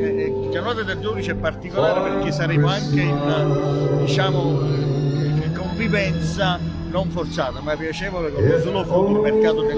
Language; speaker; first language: Italian; native; Italian